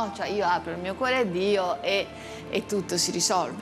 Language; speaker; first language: Italian; native; Italian